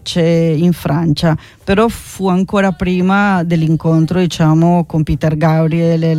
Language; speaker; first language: Italian; non-native, fluent; Spanish